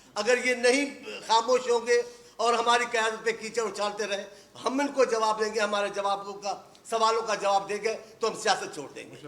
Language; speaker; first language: Urdu; non-native, local second language; Sindhi